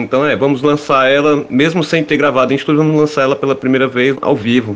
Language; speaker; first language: Portuguese; native; Portuguese